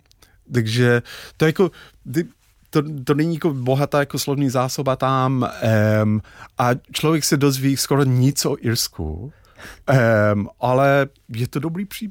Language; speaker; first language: Czech; non-native, fluent; English